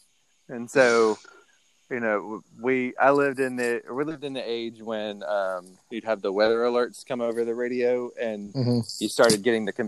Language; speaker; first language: English; native; English